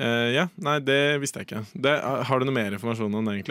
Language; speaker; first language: Norwegian; native; Norwegian